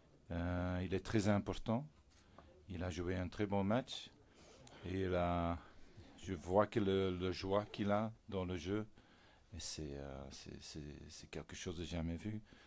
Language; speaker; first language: French; non-native, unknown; Dutch